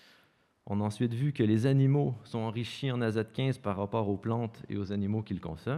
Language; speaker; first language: French; native; French